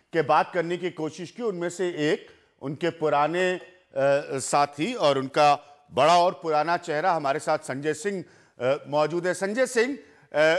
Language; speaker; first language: Hindi; native; Hindi